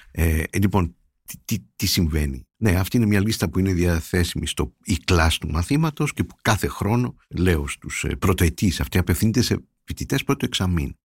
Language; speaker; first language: Greek; early bilingual, heritage; Greek